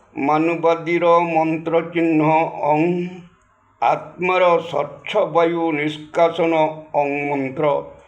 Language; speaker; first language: Odia; non-native, local second language; Santali